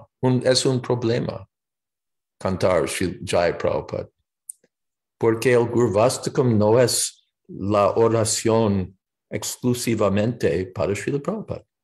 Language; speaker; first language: Spanish; non-native, fluent; English